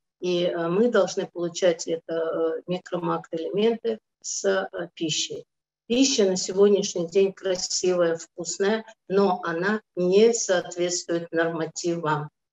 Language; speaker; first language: Russian; non-native, local second language; Azerbaijani